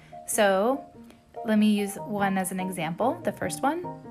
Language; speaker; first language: English; native; English